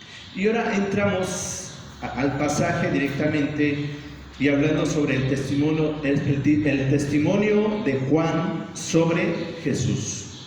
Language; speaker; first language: Spanish; native; Spanish